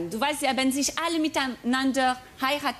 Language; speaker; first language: German; non-native, fluent; French